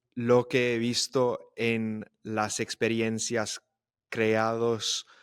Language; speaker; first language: Spanish; non-native, fluent; English